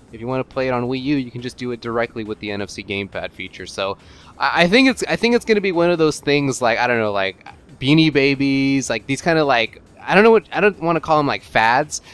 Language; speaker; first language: English; native; English